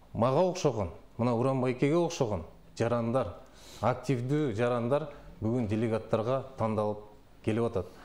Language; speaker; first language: Kyrgyz; native; Kyrgyz